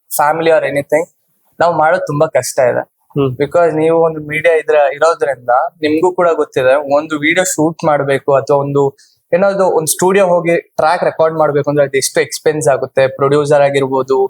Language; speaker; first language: Kannada; non-native, local second language; Kodava